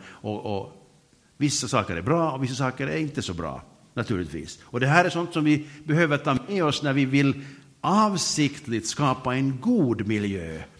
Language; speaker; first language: Swedish; native; Swedish